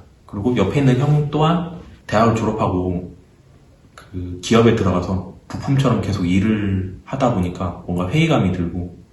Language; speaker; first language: Korean; native; Korean